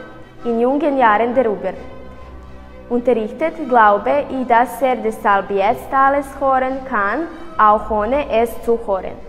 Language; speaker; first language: German; non-native, learner; Serbian